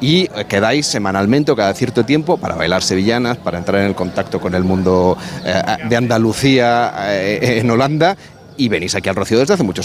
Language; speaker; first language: Spanish; native; Spanish